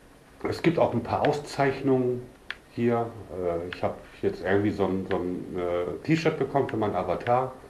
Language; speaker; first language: German; native; German